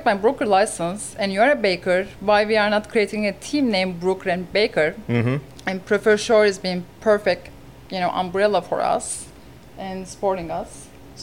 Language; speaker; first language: English; non-native, learner; Turkish